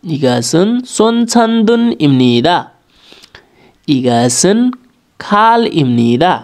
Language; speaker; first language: Korean; non-native, learner; Nepali